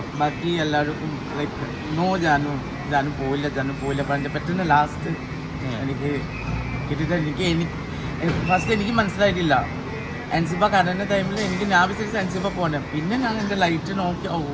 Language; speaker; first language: Malayalam; non-native, fluent; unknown